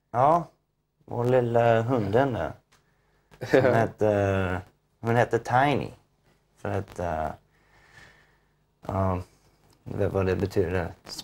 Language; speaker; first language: Swedish; non-native, fluent; English